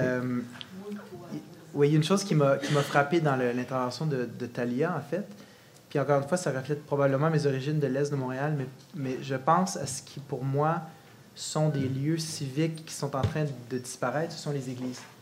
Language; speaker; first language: French; native; French